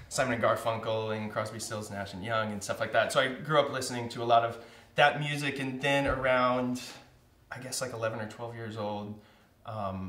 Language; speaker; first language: English; native; English